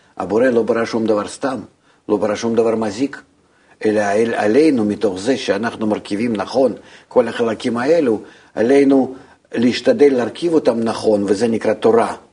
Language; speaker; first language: Hebrew; non-native, fluent; Russian